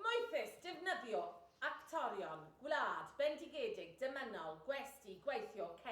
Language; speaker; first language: Welsh; non-native, learner; English